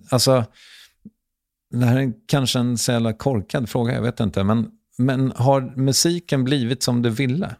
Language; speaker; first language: Swedish; native; Swedish